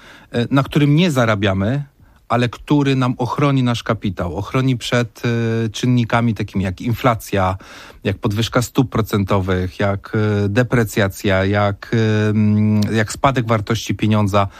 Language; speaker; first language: Polish; native; Polish